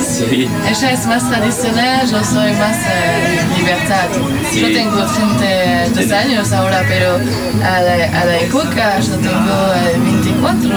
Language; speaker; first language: Spanish; non-native, learner; French